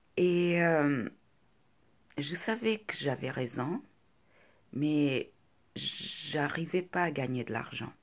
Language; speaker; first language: French; non-native, fluent; Portuguese